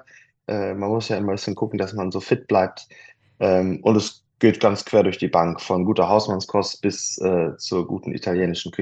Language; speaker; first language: German; native; German